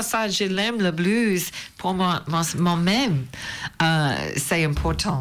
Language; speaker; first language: French; non-native, learner; English